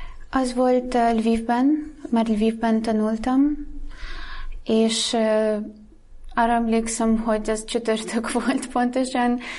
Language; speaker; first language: Hungarian; non-native, fluent; Russian